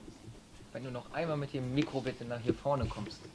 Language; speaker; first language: German; native; German